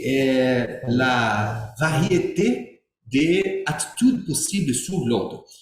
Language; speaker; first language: French; non-native, learner; Portuguese